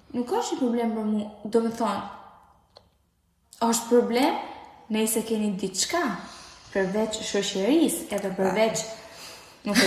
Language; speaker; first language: Albanian; early bilingual, heritage; Albanian